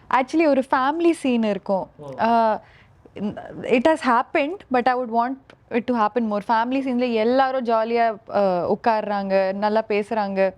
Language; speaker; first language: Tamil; early bilingual, heritage; Tamil